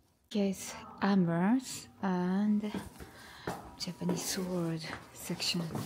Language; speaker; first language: English; non-native, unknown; Japanese